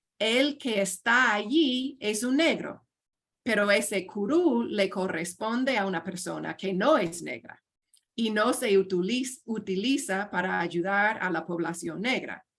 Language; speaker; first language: Spanish; non-native, fluent; English